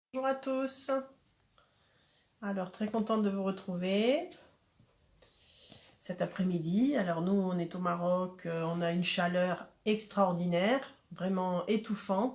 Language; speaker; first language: French; native; French